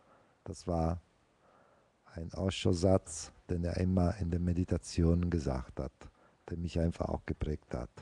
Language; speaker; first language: German; non-native, fluent; Italian